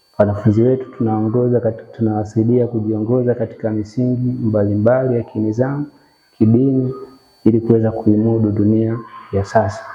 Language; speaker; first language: Swahili; native; Swahili